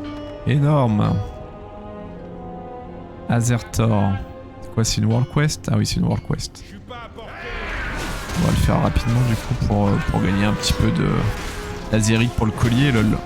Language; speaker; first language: French; native; French